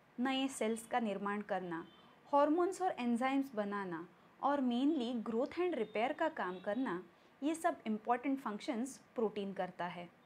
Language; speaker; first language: Hindi; non-native, local second language; Marathi